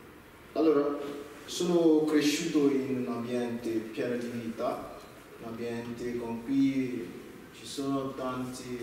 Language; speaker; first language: Italian; non-native, learner; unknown